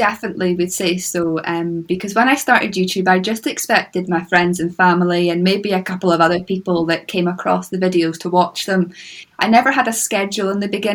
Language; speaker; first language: English; native; English